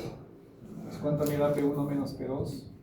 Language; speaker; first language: Spanish; native; Spanish